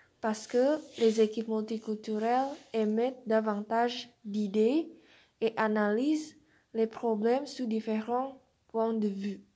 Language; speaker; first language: French; non-native, learner; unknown